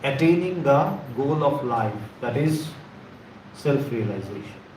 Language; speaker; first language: English; non-native, local second language; Bangla